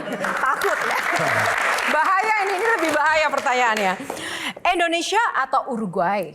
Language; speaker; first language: Indonesian; native; Indonesian